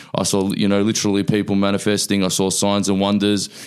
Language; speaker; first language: English; early bilingual, other home language; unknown